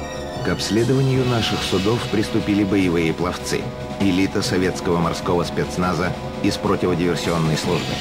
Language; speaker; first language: Russian; native; Russian